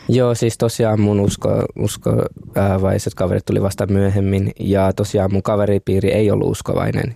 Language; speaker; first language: Finnish; early bilingual, other home language; Kinyarwanda